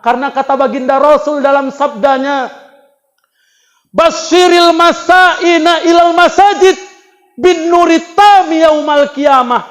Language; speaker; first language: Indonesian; native; Indonesian